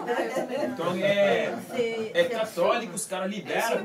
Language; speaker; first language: Portuguese; non-native, learner; French